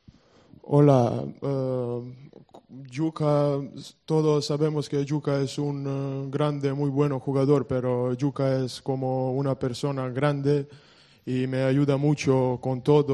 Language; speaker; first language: Spanish; non-native, learner; Serbian